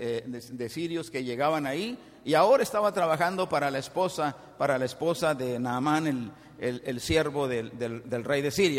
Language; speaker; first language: Spanish; native; Spanish